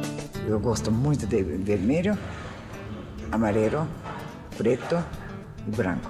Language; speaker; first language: Portuguese; non-native, fluent; Japanese